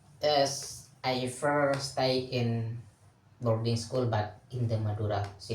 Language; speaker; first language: English; non-native, learner; Indonesian